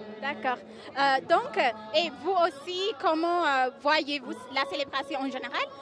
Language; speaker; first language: French; non-native, fluent; Amharic